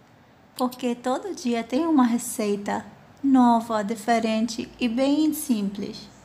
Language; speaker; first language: Portuguese; non-native, fluent; Arabic